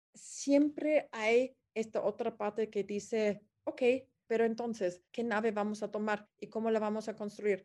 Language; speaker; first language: Spanish; non-native, fluent; German